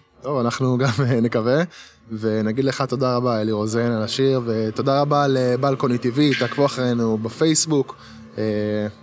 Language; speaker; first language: Hebrew; native; Hebrew